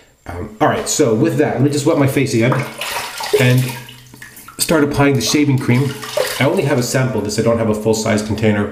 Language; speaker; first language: English; native; English